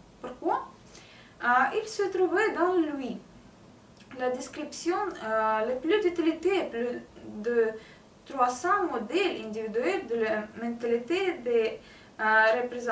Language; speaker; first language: French; non-native, learner; Russian